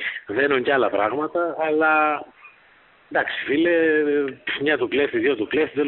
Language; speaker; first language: Greek; native; Greek